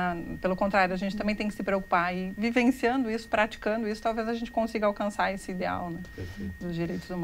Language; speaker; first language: Portuguese; native; Portuguese